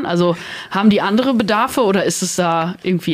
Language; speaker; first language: German; native; German